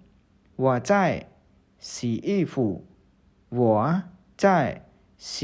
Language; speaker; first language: Chinese; non-native, fluent; Khmer